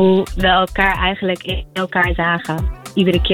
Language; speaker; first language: Dutch; early bilingual, other home language; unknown